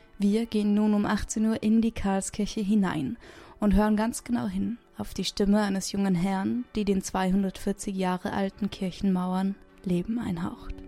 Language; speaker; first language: German; native; German